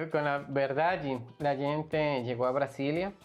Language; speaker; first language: Portuguese; non-native, learner; Spanish